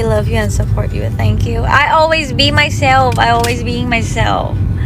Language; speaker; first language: English; non-native, learner; Thai